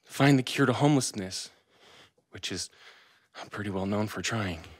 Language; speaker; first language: English; early bilingual, other home language; Spanish